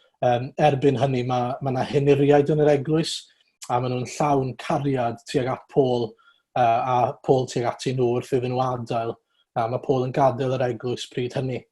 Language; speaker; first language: Welsh; native; Welsh